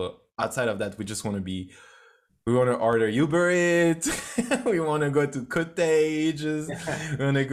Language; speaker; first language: English; non-native, fluent; French